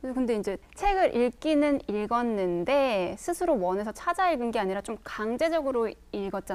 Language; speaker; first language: Korean; native; Korean